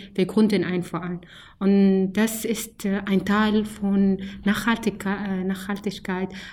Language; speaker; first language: German; non-native, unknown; Arabic